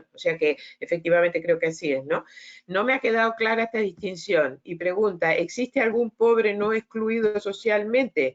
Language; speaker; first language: Spanish; native; Spanish